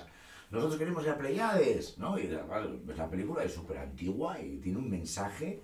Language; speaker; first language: Spanish; native; Spanish